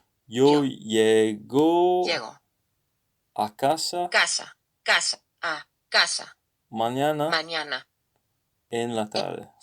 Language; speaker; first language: Spanish; non-native, learner; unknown